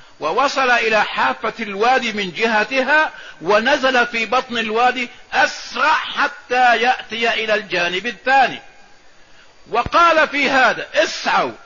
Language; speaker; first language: Arabic; native; Arabic